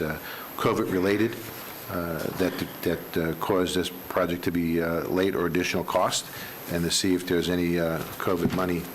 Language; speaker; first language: English; native; English